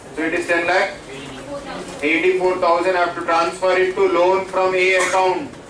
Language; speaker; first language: English; non-native, local second language; Telugu